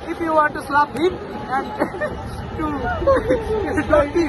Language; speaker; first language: English; non-native, local second language; Bangla